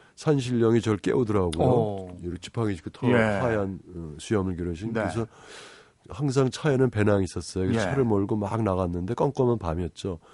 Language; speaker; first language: Korean; native; Korean